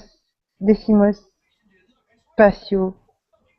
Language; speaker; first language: Spanish; non-native, learner; French